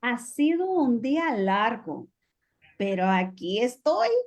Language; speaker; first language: Spanish; early bilingual, other home language; English